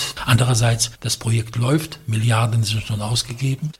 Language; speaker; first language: German; non-native, fluent; Polish